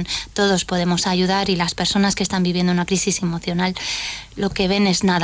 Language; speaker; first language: Spanish; native; Spanish